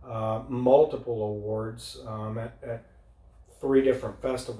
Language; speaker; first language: English; native; English